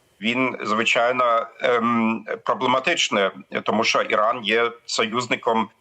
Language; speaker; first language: Ukrainian; non-native, fluent; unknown